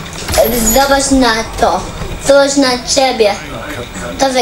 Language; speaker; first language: Polish; early bilingual, heritage; Polish